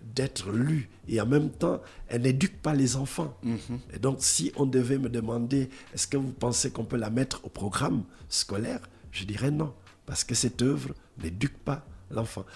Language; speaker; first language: French; non-native, local second language; Lingala